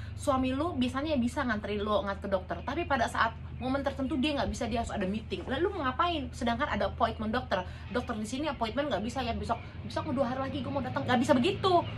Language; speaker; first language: Indonesian; native; Indonesian